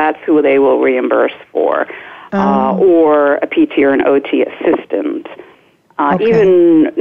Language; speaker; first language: English; native; English